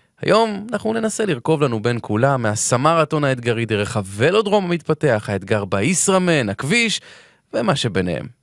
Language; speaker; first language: Hebrew; native; Hebrew